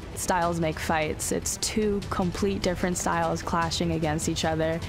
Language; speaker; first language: English; native; English